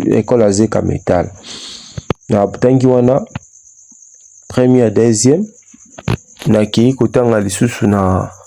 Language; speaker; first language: Lingala; native; Lingala